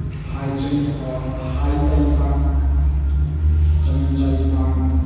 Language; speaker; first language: Vietnamese; non-native, learner; Hindi